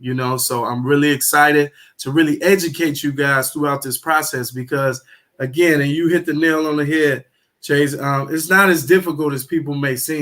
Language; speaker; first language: English; native; English